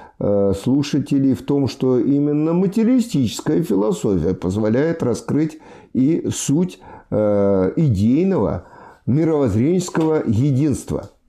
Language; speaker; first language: Russian; native; Russian